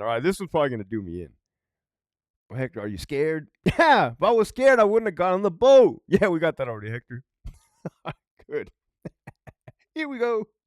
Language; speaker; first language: English; native; English